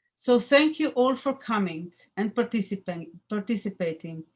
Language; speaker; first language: English; non-native, fluent; Slovenian